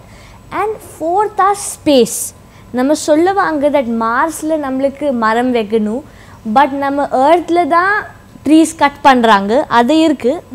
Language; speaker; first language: Tamil; non-native, local second language; Hindi